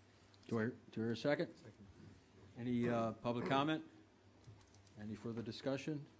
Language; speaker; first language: English; native; English